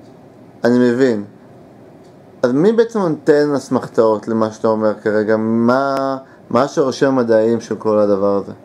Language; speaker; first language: Hebrew; native; Hebrew